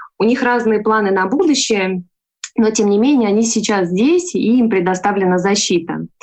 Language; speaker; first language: Russian; native; Russian